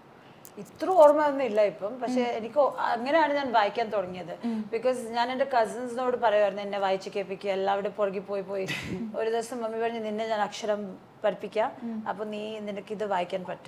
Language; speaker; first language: Malayalam; non-native, local second language; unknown